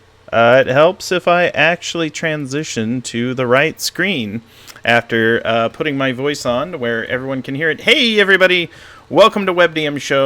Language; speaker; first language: English; native; English